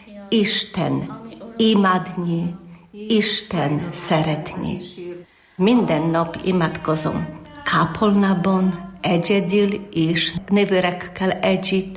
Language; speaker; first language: Hungarian; non-native, learner; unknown